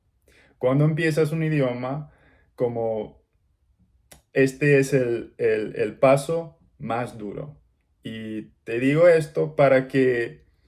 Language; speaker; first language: Spanish; non-native, learner; English